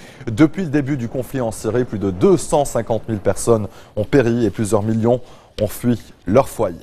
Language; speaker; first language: French; non-native, local second language; Arabic